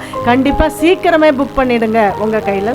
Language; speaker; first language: Tamil; native; Tamil